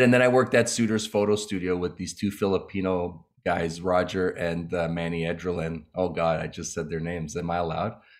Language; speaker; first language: English; early bilingual, other home language; Italian